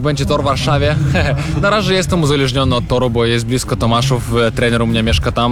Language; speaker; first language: Polish; non-native, fluent; Russian